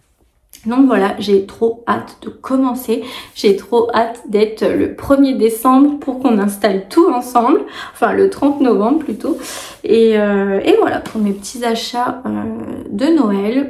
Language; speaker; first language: French; native; French